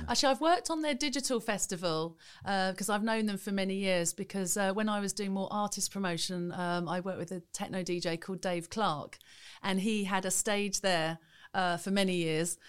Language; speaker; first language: English; native; English